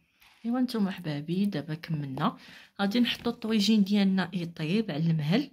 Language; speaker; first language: Arabic; native; Arabic